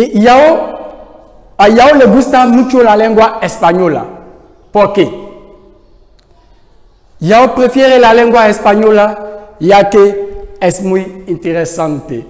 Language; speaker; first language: Spanish; non-native, fluent; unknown